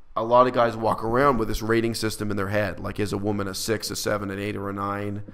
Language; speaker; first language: English; native; English